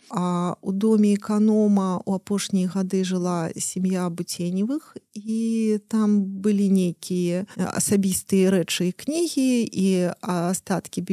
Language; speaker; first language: Belarusian; non-native, local second language; Russian